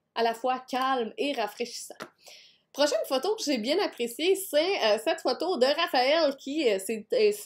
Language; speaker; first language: French; native; French